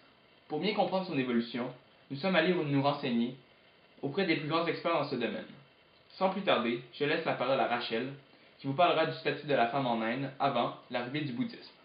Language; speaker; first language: French; native; French